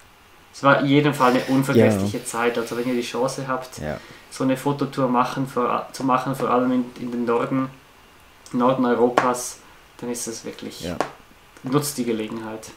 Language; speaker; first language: German; native; German